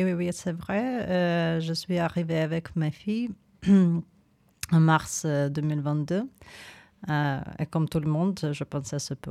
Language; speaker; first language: French; non-native, fluent; Ukrainian